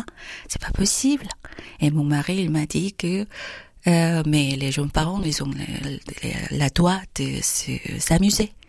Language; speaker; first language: French; non-native, fluent; Korean